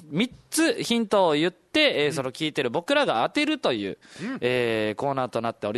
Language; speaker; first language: Japanese; native; Japanese